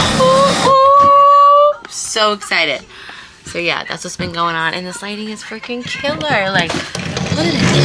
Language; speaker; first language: English; native; English